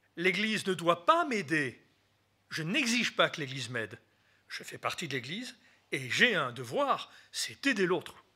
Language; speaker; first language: French; native; French